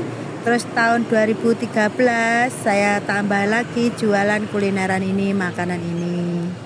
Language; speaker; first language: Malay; non-native, local second language; Javanese